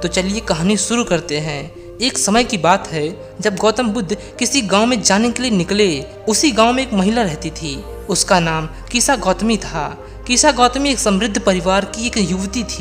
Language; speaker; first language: Hindi; native; Hindi